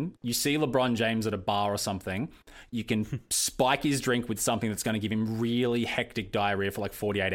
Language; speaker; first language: English; native; English